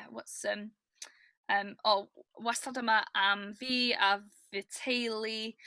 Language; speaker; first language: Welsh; non-native, learner; English